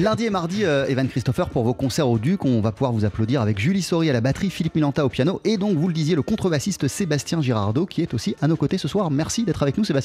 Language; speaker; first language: French; native; French